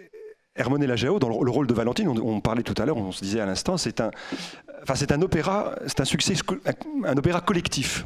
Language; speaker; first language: French; native; French